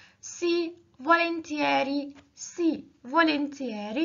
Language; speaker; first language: Italian; non-native, fluent; Arabic